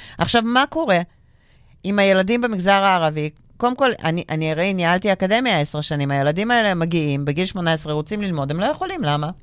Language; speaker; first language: Hebrew; non-native, fluent; Russian